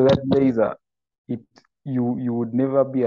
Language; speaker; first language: English; non-native, local second language; Ganda